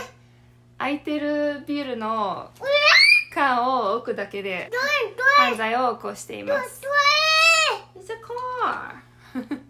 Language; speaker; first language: Japanese; non-native, fluent; English